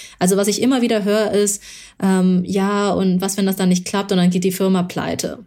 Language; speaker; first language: German; early bilingual, other home language; Chinese